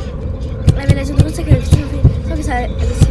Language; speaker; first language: French; native; French